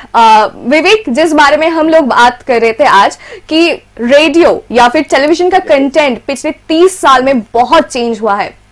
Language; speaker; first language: Hindi; non-native, local second language; Bangla